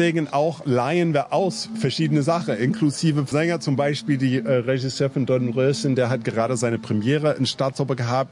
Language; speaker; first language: German; non-native, fluent; English